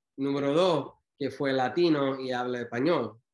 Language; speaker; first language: Spanish; early bilingual, heritage; Spanish